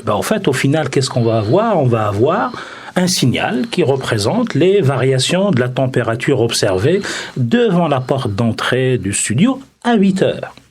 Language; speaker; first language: French; non-native, local second language; Arabic